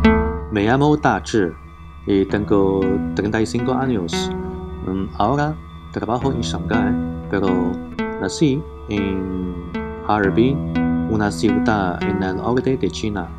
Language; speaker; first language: Spanish; non-native, learner; Chinese